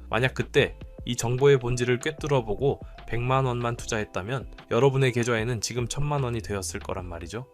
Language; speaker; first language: Korean; native; Korean